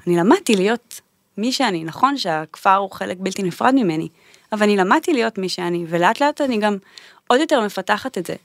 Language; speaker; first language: Hebrew; native; Hebrew